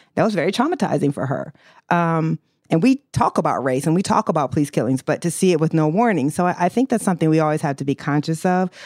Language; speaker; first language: English; native; English